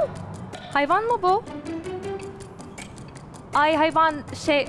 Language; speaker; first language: Turkish; early bilingual, heritage; Turkish